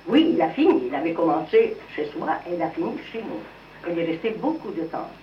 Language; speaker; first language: French; non-native, fluent; Italian